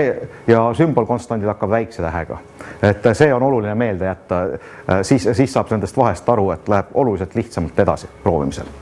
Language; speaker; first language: Estonian; native; Estonian